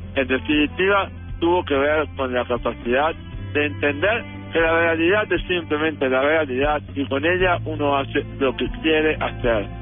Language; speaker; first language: Spanish; native; Spanish